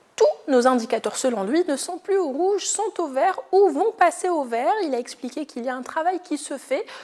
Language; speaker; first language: French; non-native, local second language; Arabic